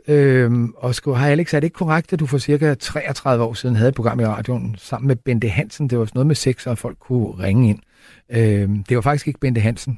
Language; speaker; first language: Danish; native; Danish